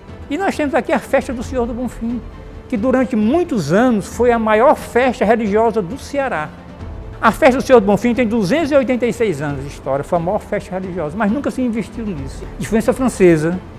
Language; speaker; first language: Portuguese; native; Portuguese